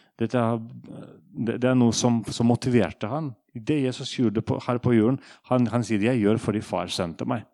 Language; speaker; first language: Norwegian; non-native, fluent; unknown